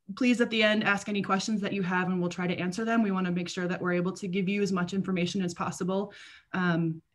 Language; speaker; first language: English; native; English